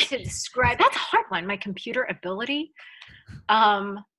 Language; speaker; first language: English; early bilingual, other home language; Filipino